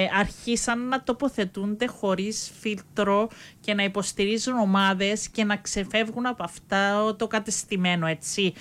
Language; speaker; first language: Greek; native; Greek